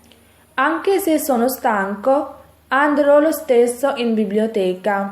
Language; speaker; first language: Italian; non-native, fluent; Urdu